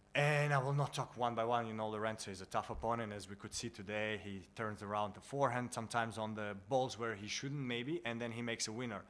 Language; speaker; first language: English; non-native, fluent; Russian